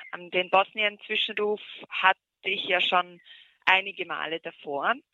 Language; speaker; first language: German; early bilingual, other home language; Bosnian